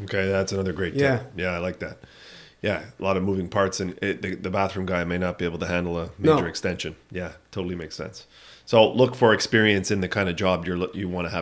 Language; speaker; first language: English; native; English